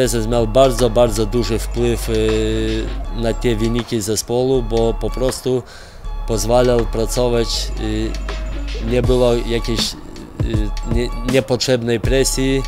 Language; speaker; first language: Polish; non-native, fluent; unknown